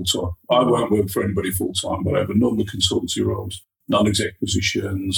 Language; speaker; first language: English; native; English